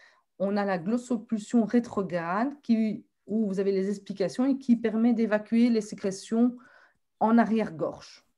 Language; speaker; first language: French; native; French